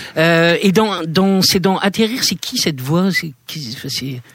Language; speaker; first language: French; native; French